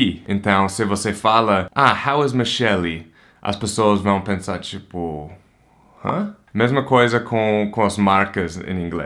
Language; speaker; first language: Portuguese; non-native, fluent; English